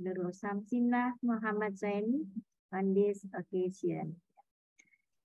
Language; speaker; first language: English; non-native, fluent; Indonesian